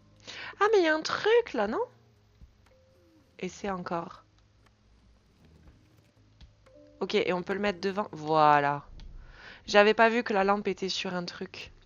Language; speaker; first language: French; native; French